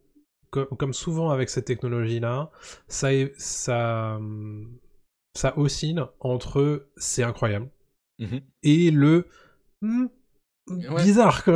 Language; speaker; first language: French; native; French